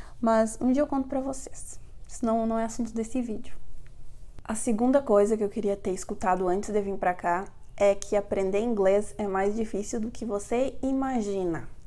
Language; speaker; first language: Portuguese; native; Portuguese